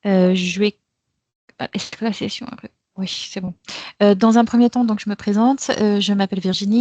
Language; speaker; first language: French; native; French